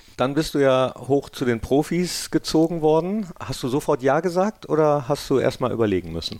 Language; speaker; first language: German; native; German